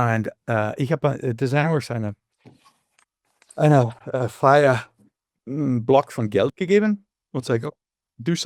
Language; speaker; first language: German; non-native, learner; English